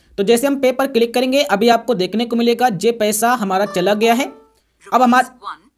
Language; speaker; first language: Hindi; native; Hindi